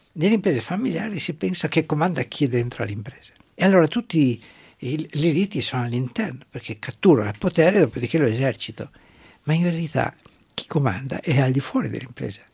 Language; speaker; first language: Italian; non-native, local second language; German